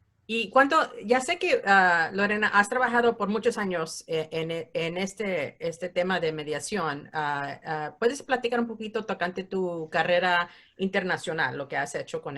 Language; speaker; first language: Spanish; early bilingual, heritage; Spanish